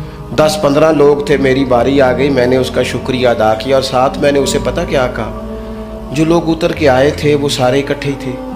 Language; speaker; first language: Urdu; non-native, local second language; Punjabi